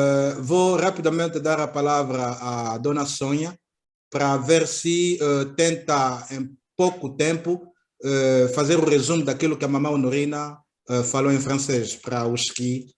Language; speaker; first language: Portuguese; native; Portuguese